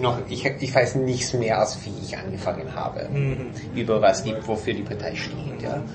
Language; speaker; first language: German; non-native, fluent; English